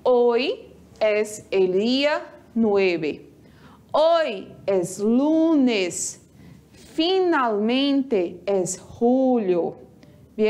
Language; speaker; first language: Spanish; non-native, fluent; Portuguese